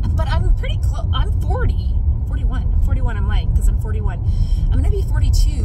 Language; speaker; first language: English; native; English